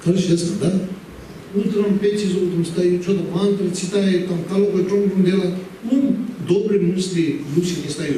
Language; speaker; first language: Russian; non-native, learner; Tibetan